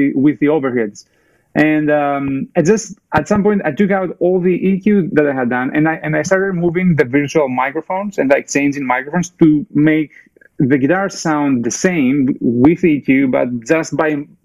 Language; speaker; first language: English; non-native, fluent; Greek